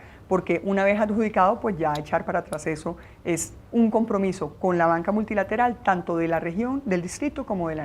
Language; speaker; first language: Spanish; native; Spanish